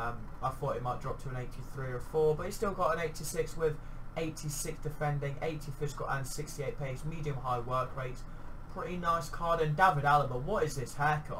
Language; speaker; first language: English; native; English